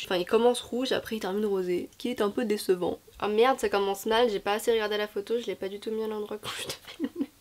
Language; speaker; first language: French; native; French